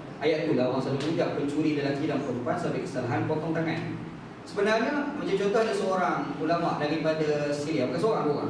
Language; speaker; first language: Malay; native; Malay